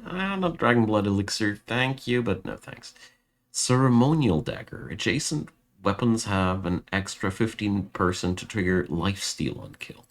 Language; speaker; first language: English; non-native, fluent; German